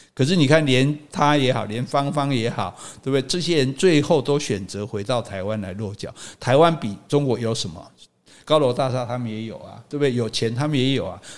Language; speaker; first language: Chinese; native; Chinese